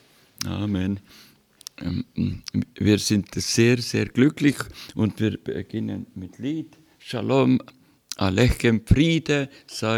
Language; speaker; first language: German; non-native, learner; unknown